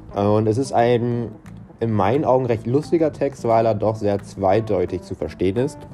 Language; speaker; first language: German; non-native, fluent; Portuguese